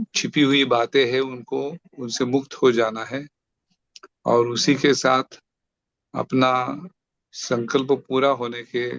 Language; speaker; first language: Hindi; non-native, local second language; Marathi